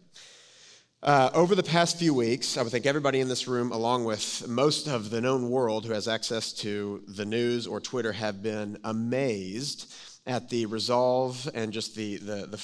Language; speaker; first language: English; native; English